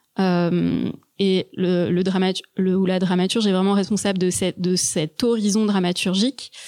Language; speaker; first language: French; native; French